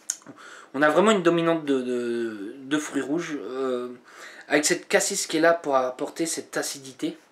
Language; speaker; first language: French; native; French